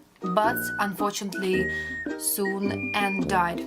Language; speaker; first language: English; non-native, learner; Russian